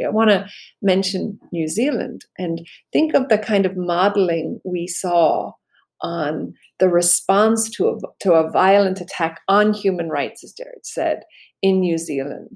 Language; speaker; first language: English; native; English